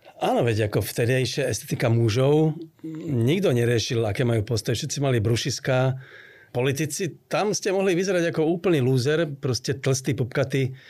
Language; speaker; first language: Slovak; early bilingual, other home language; Czech